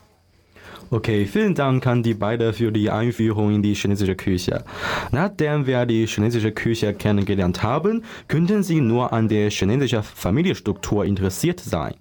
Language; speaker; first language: German; non-native, learner; Chinese